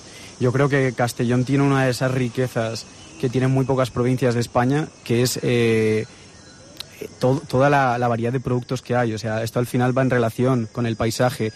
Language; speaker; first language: Spanish; native; Spanish